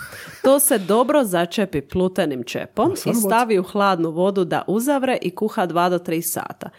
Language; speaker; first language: Croatian; native; Croatian